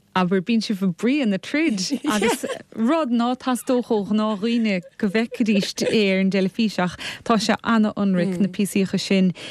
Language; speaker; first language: Irish; native; Irish